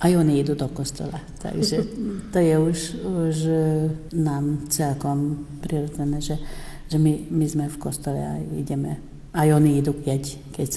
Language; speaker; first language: Slovak; early bilingual, heritage; Slovak